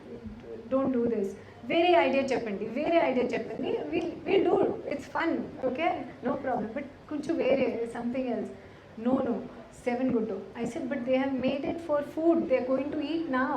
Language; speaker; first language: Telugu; non-native, learner; Hindi